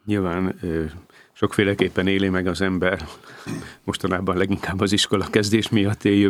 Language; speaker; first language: Hungarian; native; Hungarian